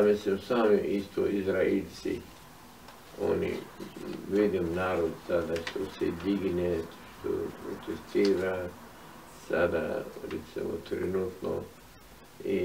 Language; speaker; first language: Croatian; non-native, fluent; Arabic